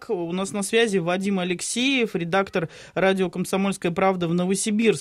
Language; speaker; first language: Russian; native; Russian